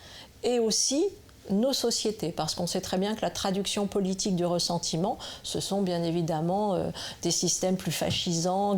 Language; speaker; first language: French; native; French